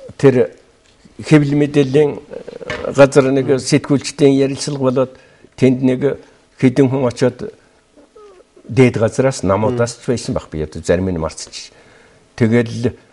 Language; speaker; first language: Mongolian; non-native, local second language; Kazakh